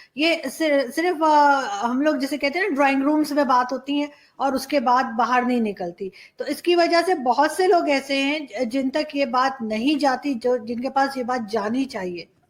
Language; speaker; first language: Urdu; native; Urdu